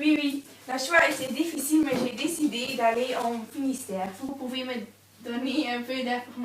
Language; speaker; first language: French; non-native, learner; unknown